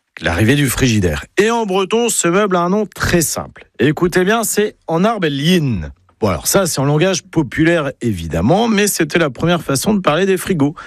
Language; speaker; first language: French; native; French